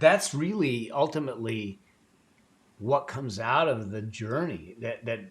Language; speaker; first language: English; native; English